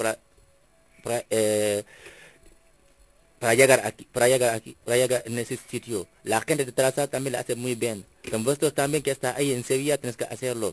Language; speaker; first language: Spanish; non-native, fluent; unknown